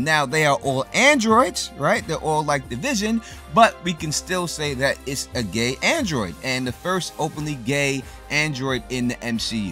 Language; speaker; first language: English; native; English